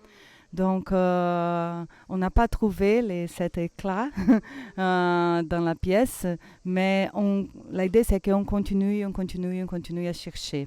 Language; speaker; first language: French; non-native, fluent; Portuguese